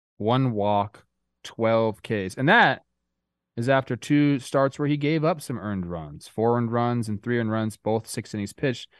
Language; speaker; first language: English; native; English